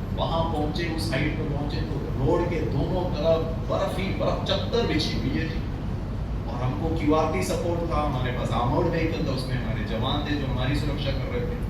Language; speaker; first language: Hindi; non-native, local second language; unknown